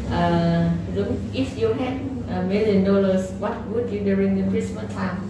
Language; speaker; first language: English; non-native, learner; Vietnamese